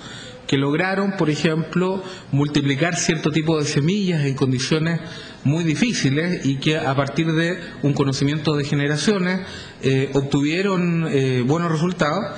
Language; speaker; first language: Spanish; native; Spanish